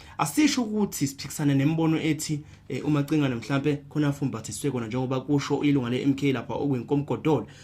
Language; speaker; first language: Zulu; native; Zulu